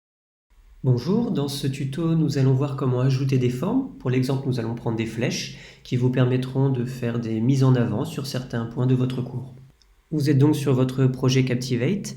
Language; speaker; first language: French; native; French